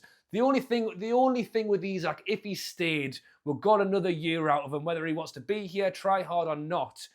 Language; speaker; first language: English; native; English